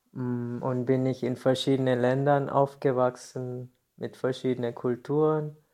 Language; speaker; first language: German; non-native, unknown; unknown